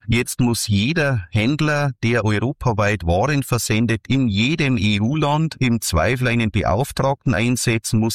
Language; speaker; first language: German; native; German